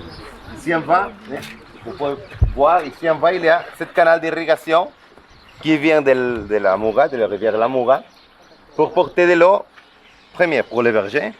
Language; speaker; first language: French; non-native, local second language; Catalan